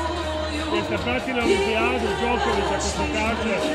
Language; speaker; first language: Serbian; native; Serbian